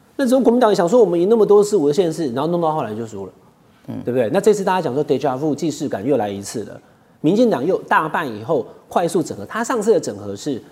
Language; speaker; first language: Chinese; native; Chinese